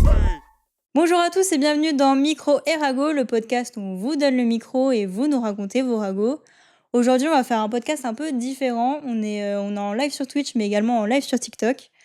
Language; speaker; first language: French; native; French